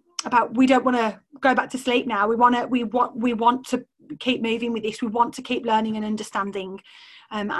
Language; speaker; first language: English; native; English